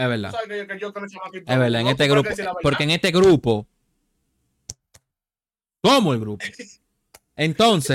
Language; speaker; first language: Spanish; native; Spanish